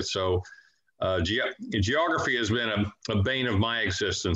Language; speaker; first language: English; native; English